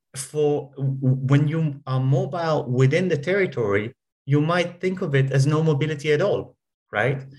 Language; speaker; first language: English; non-native, fluent; Hebrew